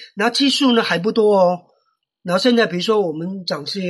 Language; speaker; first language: Chinese; non-native, fluent; Cantonese